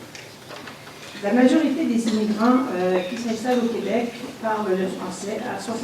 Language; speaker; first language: French; native; French